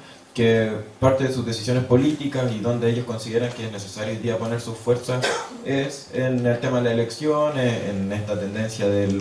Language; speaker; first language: Spanish; native; Spanish